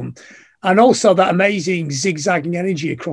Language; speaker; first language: English; native; English